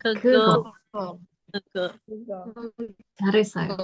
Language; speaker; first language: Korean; non-native, fluent; Indonesian